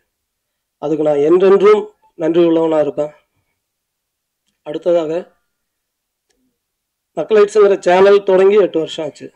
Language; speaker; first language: Tamil; native; Tamil